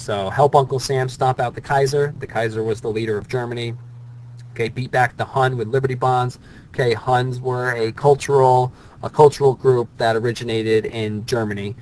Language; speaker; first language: English; native; English